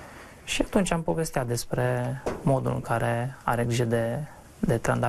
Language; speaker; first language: Romanian; native; Romanian